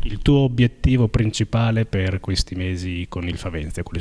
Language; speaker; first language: Italian; native; Italian